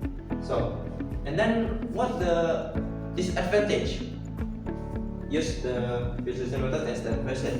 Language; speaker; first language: English; non-native, learner; Indonesian